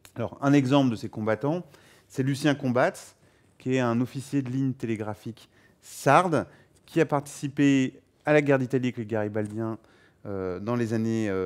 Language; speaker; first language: French; native; French